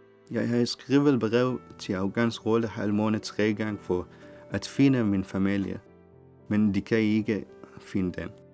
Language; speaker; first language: Danish; non-native, learner; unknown